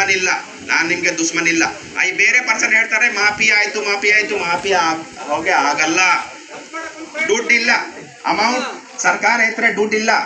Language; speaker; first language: Kannada; non-native, learner; Hindi